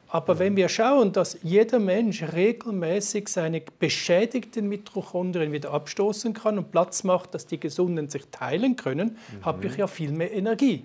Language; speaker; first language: German; native; German